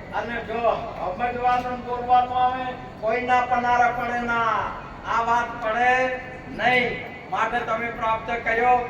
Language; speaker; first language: Gujarati; non-native, local second language; Marwari